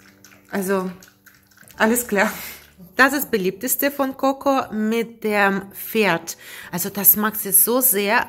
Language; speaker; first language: German; non-native, learner; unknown